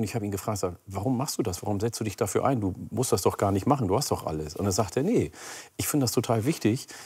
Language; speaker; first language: German; early bilingual, other home language; Oromo